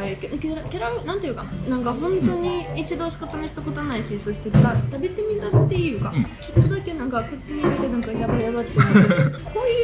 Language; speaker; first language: Japanese; non-native, fluent; Russian